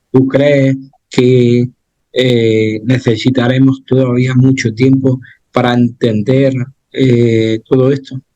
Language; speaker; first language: Spanish; native; Spanish